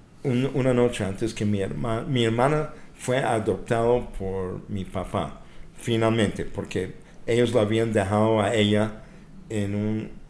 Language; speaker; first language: Spanish; non-native, fluent; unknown